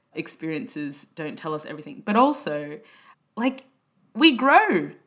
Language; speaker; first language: English; native; English